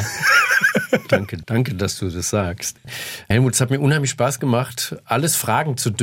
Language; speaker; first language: German; native; German